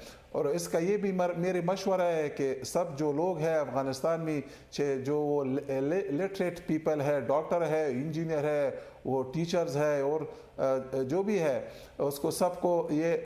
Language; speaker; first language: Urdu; non-native, learner; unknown